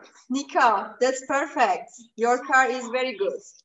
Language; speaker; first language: English; non-native, fluent; Turkish